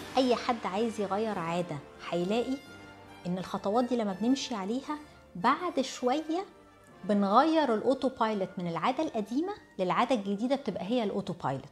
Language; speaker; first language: Arabic; early bilingual, heritage; Arabic